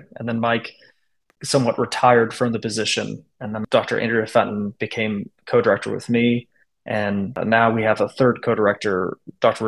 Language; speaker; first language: English; native; English